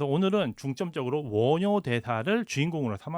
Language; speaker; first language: Korean; native; Korean